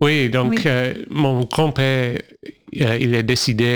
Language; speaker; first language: French; non-native, fluent; English